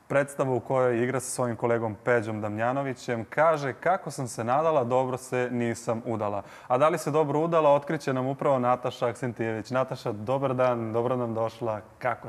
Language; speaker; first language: Serbian; native; Serbian